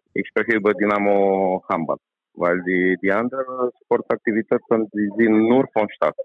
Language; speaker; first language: German; non-native, learner; Romanian